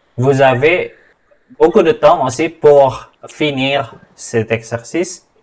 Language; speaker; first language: French; non-native, fluent; Indonesian